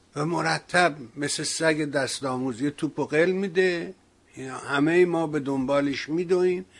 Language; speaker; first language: Persian; native; Persian